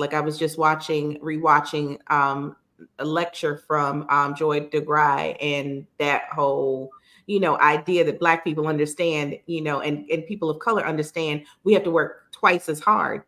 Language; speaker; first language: English; native; English